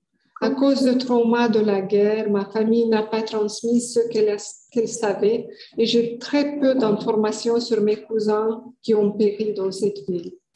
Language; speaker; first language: French; non-native, fluent; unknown